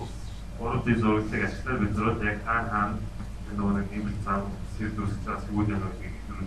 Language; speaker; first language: Mongolian; native; Mongolian